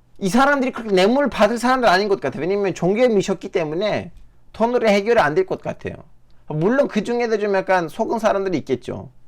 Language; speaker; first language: Korean; native; Korean